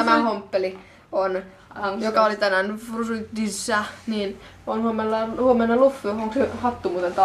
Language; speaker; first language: Finnish; native; Finnish